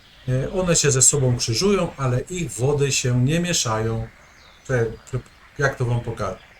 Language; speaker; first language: Polish; native; Polish